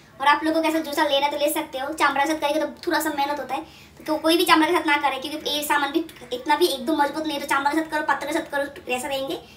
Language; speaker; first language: Hindi; non-native, local second language; Bangla